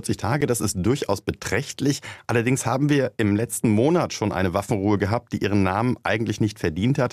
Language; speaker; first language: German; native; German